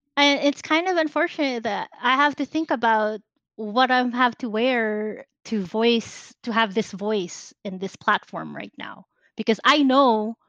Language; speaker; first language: English; non-native, local second language; Filipino